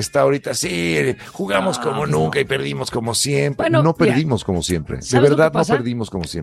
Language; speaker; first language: Spanish; native; Spanish